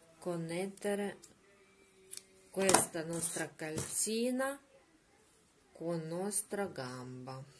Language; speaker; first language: Italian; non-native, learner; Russian